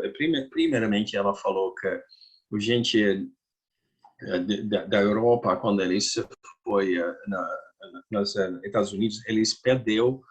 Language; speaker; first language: Portuguese; non-native, learner; Dutch